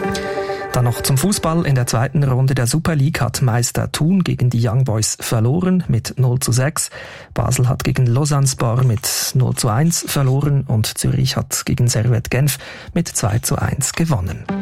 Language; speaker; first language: German; native; German